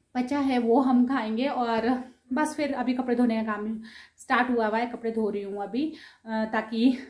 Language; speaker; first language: Hindi; non-native, local second language; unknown